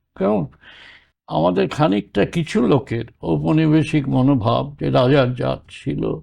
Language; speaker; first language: Bangla; native; Bangla